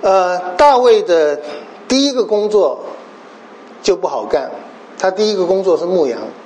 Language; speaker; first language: Chinese; native; Chinese